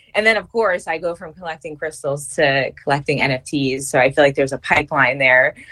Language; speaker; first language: English; native; English